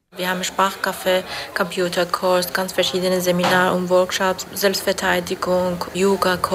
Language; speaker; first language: German; non-native, fluent; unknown